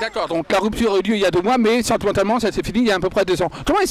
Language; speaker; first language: French; native; French